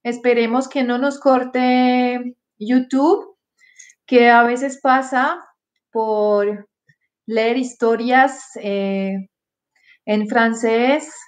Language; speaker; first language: Spanish; non-native, fluent; French